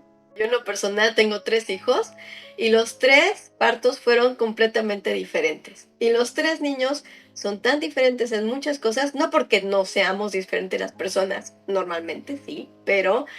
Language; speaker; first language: Spanish; native; Spanish